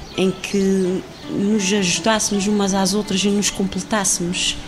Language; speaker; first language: Portuguese; native; Portuguese